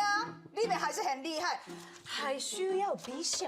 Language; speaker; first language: Chinese; non-native, fluent; Japanese